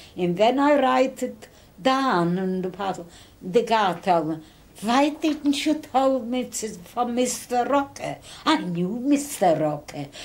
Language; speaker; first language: English; early bilingual, other home language; Polish